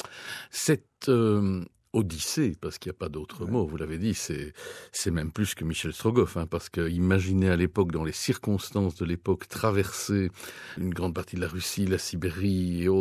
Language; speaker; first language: French; native; French